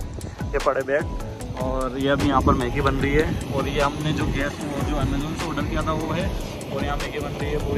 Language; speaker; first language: Hindi; native; Hindi